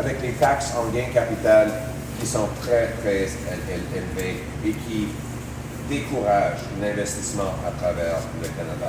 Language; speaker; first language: French; non-native, local second language; English